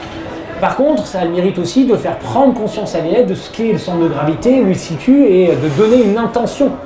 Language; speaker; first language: French; native; French